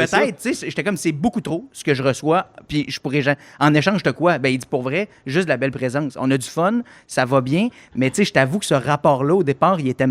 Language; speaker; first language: French; native; French